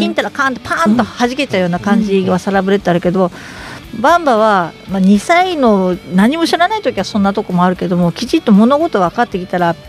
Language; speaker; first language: Japanese; native; Japanese